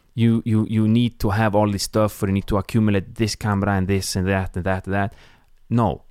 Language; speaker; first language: English; non-native, fluent; Icelandic